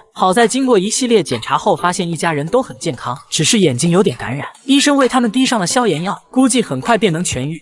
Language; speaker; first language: Chinese; native; Chinese